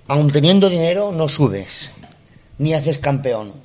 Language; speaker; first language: Spanish; non-native, local second language; Catalan